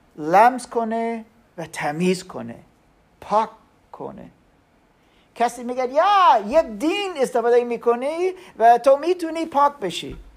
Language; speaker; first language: Persian; non-native, learner; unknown